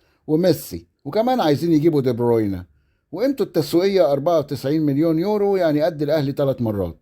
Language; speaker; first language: Arabic; native; Arabic